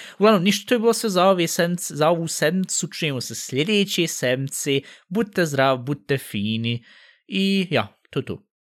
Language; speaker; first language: Bosnian; native; Bosnian